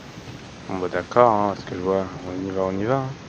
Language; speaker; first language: French; native; French